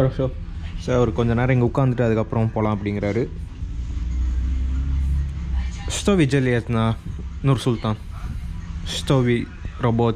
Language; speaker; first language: Russian; non-native, learner; Tamil